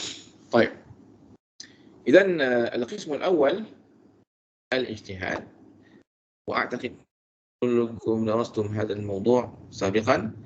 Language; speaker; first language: Arabic; non-native, fluent; Malay